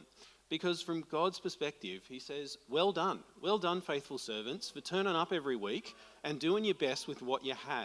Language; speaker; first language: English; native; English